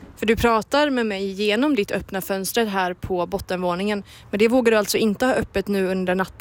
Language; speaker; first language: Swedish; native; Swedish